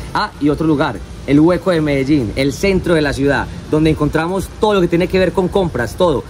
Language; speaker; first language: Spanish; native; Spanish